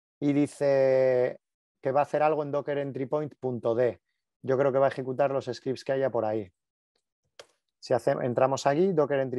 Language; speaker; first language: Spanish; native; Spanish